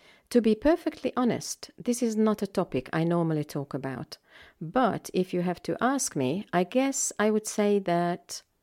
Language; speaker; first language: English; non-native, fluent; Hungarian